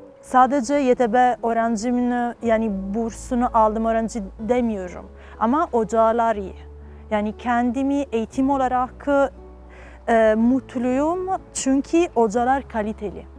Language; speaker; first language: Turkish; non-native, learner; Italian